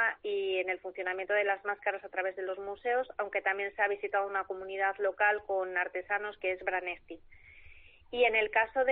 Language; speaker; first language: Spanish; native; Spanish